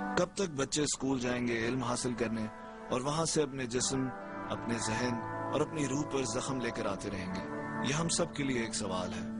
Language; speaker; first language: Urdu; native; Urdu